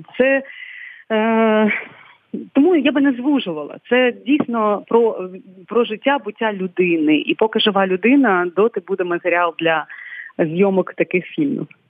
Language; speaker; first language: Ukrainian; non-native, local second language; Bulgarian